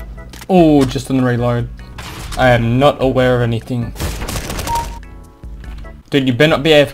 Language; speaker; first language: English; native; English